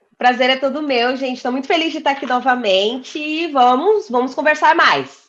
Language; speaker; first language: Portuguese; native; Portuguese